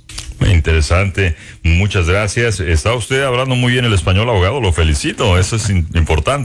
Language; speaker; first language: Spanish; native; Spanish